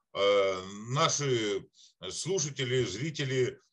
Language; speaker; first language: Russian; native; Russian